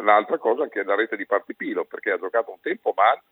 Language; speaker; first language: Italian; native; Italian